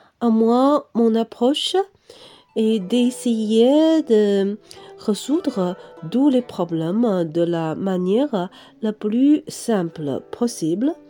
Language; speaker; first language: French; non-native, fluent; Chinese